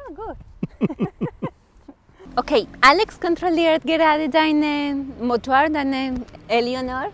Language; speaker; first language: German; non-native, fluent; Spanish